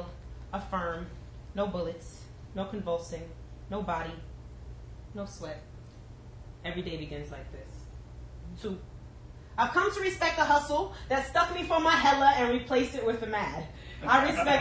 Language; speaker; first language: English; native; English